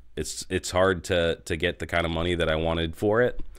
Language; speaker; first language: English; native; English